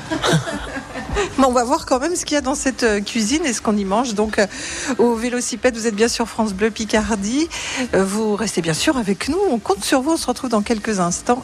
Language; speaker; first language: French; native; French